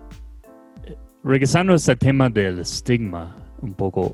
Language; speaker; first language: Spanish; non-native, fluent; English